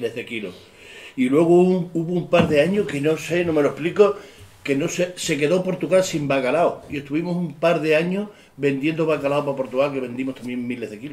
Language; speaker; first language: Spanish; native; Spanish